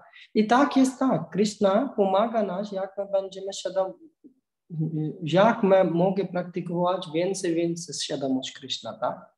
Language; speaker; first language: Polish; non-native, learner; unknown